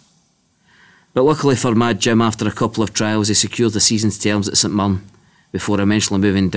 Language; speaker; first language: English; native; English